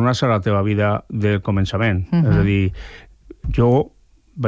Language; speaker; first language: Catalan; native; Catalan